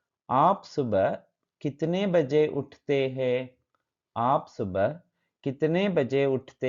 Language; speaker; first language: Hindi; non-native, fluent; Kannada